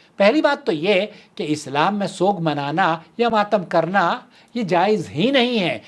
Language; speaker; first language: Urdu; native; Urdu